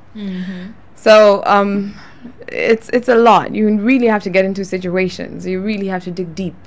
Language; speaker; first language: English; non-native, local second language; Ganda